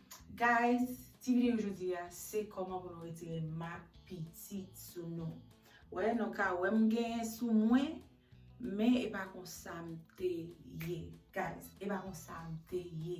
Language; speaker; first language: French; non-native, learner; Haitian Creole